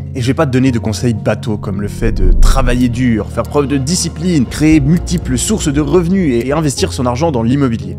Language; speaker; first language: French; native; French